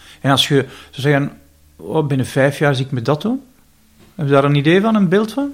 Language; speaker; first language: Dutch; native; Dutch